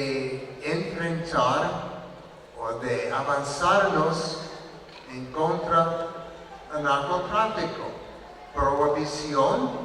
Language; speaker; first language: Spanish; non-native, learner; English